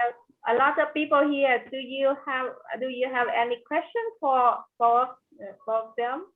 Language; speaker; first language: English; non-native, learner; Vietnamese